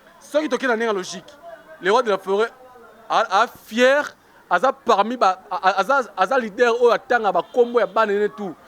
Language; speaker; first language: Lingala; native; Lingala